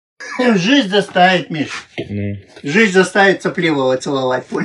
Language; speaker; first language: Russian; native; Russian